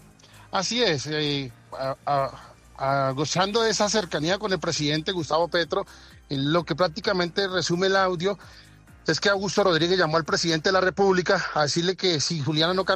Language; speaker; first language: Spanish; native; Spanish